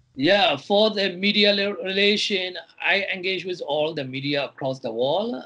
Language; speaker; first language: English; non-native, fluent; Burmese